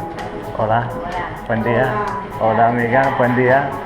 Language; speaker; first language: Spanish; non-native, learner; English